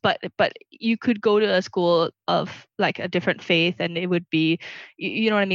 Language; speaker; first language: English; native; English